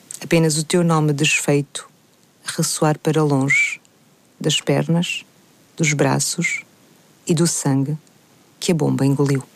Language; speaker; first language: Portuguese; native; Portuguese